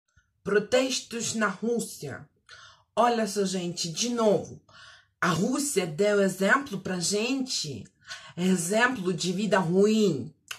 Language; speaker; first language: Portuguese; non-native, fluent; Russian